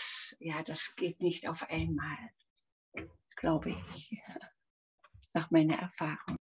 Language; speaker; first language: German; non-native, fluent; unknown